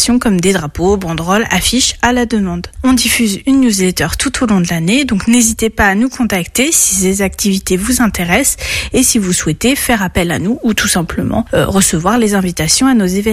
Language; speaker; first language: French; native; French